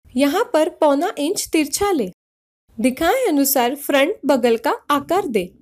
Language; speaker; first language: Hindi; non-native, local second language; Marathi